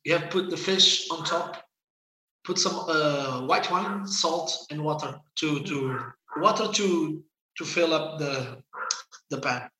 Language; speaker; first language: English; non-native, fluent; Portuguese